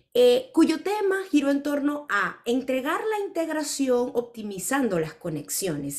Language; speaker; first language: Spanish; native; Spanish